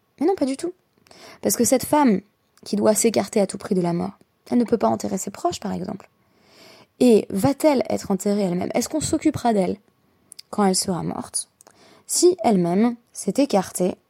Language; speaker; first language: French; native; French